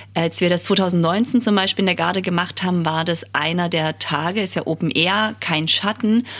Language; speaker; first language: German; native; German